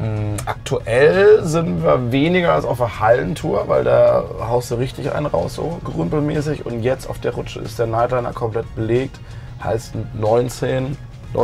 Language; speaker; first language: German; native; German